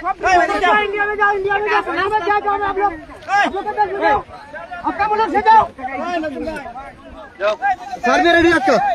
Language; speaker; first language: Hindi; non-native, learner; Bangla